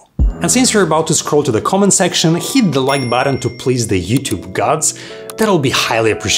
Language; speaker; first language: English; non-native, fluent; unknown